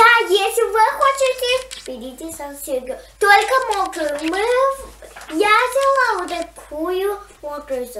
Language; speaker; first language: Russian; early bilingual, heritage; Russian